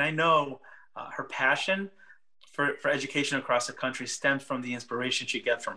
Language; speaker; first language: English; early bilingual, other home language; Spanish